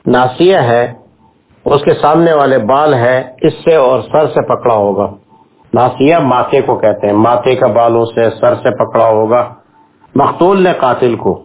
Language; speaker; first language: Urdu; non-native, local second language; Pashto